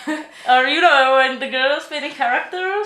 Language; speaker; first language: English; non-native, learner; Czech